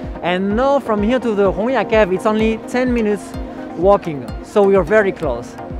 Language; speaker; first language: English; non-native, fluent; French